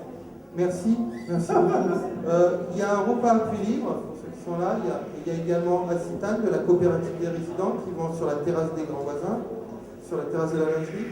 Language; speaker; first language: French; native; French